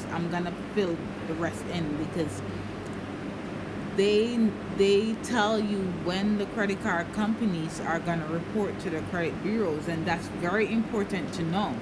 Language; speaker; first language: English; native; English